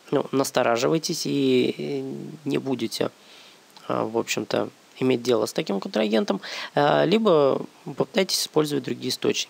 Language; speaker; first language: Russian; native; Russian